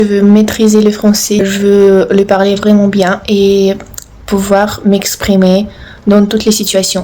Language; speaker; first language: French; non-native, fluent; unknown